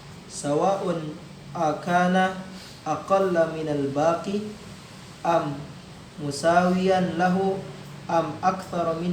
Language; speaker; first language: Arabic; non-native, learner; Indonesian